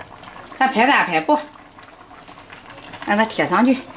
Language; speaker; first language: Chinese; native; Chinese